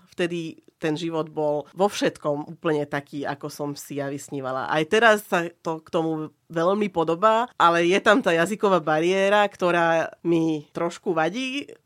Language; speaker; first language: Slovak; non-native, local second language; Hungarian